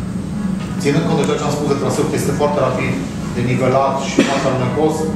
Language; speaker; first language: Romanian; native; Romanian